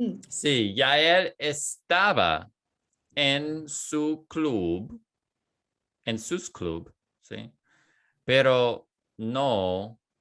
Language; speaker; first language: Spanish; non-native, fluent; English